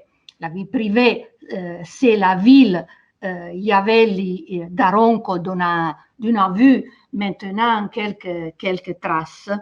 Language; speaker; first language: French; non-native, fluent; Italian